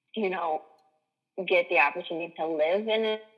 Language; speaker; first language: English; native; English